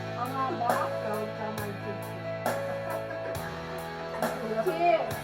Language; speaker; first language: Filipino; native; Filipino